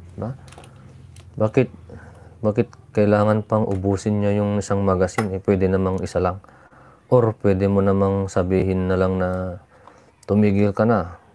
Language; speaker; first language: Filipino; non-native, local second language; Iloko